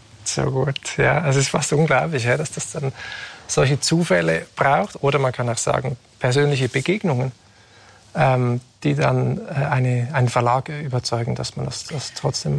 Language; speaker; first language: German; native; German